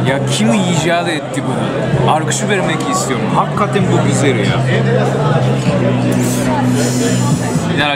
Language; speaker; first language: Turkish; non-native, fluent; Japanese